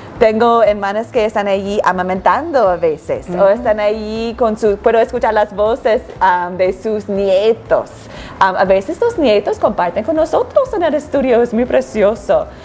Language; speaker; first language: Spanish; non-native, fluent; English